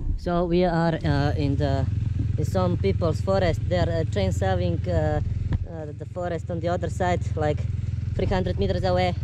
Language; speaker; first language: English; non-native, fluent; Slovenian